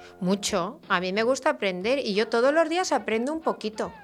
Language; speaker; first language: Spanish; native; Spanish